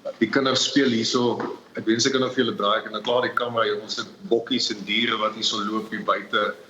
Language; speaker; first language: Afrikaans; native; Afrikaans